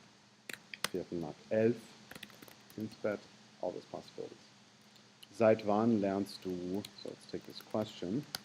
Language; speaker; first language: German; non-native, fluent; English